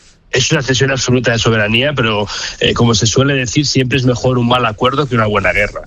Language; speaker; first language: Spanish; native; Spanish